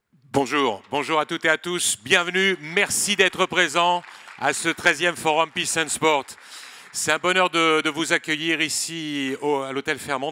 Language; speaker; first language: French; native; French